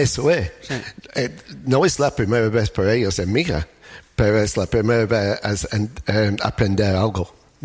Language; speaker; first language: Spanish; non-native, learner; English